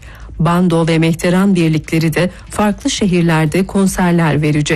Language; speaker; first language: Turkish; native; Turkish